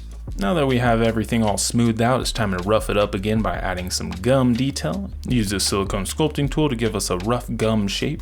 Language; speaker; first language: English; native; English